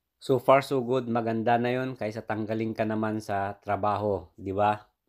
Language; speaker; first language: Filipino; native; Filipino